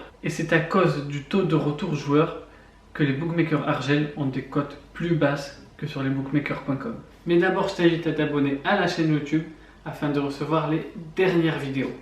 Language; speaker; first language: French; native; French